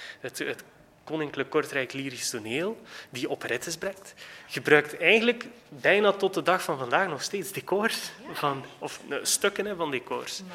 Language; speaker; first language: Dutch; native; Dutch